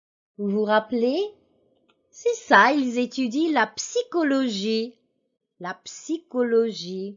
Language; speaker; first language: French; non-native, fluent; English